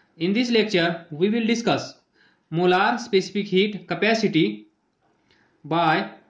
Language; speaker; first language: English; non-native, local second language; Marathi